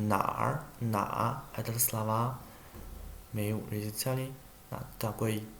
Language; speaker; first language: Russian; non-native, learner; Chinese